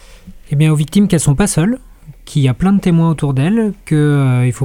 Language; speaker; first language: French; native; French